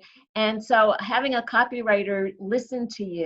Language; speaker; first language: English; native; English